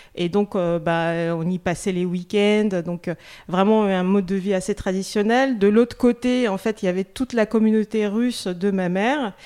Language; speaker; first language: French; non-native, local second language; Russian